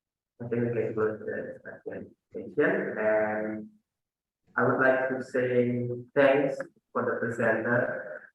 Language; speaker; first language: English; non-native, fluent; Indonesian